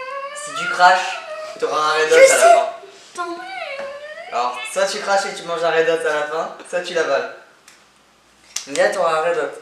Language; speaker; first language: French; native; French